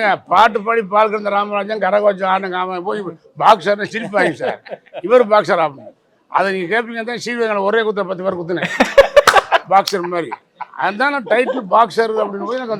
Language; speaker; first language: Tamil; native; Tamil